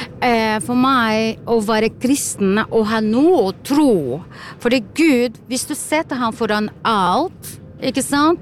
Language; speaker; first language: Norwegian; non-native, fluent; Portuguese